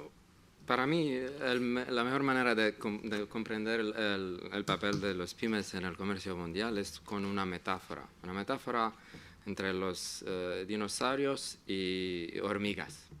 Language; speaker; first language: Spanish; non-native, fluent; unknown